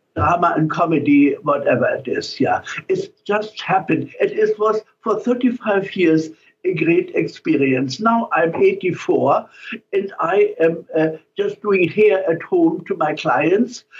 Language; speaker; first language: English; non-native, fluent; German